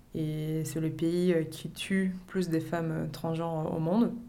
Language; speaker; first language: French; non-native, fluent; Portuguese